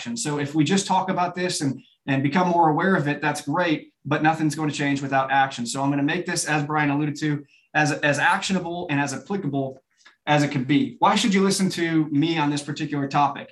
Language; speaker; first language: English; native; English